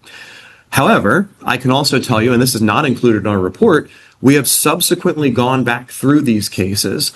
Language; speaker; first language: English; native; English